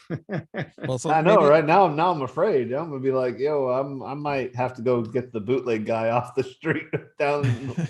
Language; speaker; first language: English; native; English